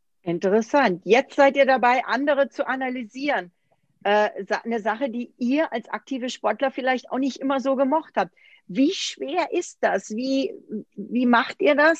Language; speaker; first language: German; native; German